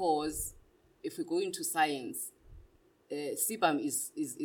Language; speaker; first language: English; non-native, local second language; Xhosa